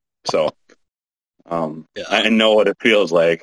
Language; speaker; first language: English; native; English